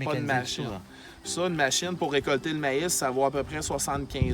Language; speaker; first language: French; native; French